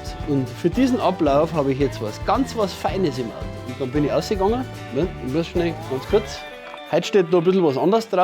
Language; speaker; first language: German; native; German